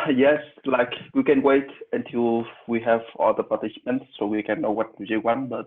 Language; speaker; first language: English; non-native, fluent; Vietnamese